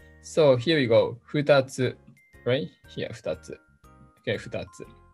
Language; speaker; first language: English; non-native, fluent; Japanese